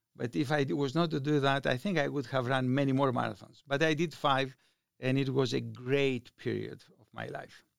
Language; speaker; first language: English; non-native, fluent; Greek